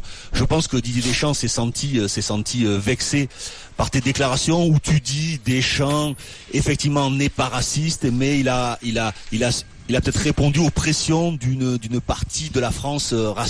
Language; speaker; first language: French; native; French